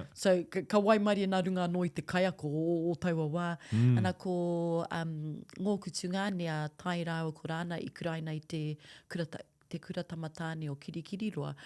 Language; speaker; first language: Māori; non-native, local second language; English